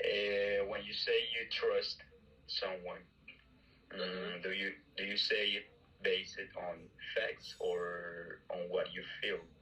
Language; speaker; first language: English; non-native, fluent; Spanish